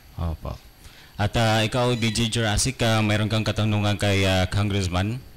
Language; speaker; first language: Filipino; non-native, local second language; Waray